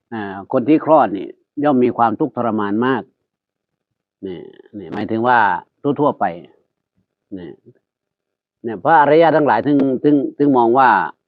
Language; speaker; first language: Thai; native; Thai